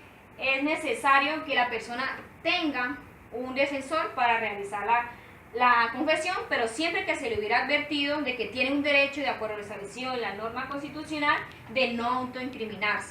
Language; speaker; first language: Spanish; native; Spanish